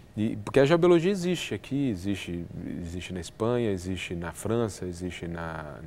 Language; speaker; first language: Portuguese; native; Portuguese